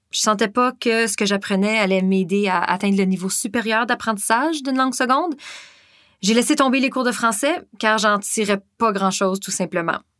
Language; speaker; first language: French; non-native, local second language; English